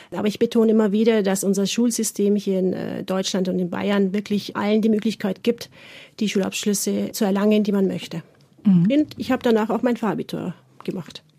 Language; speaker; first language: German; early bilingual, other home language; Turkish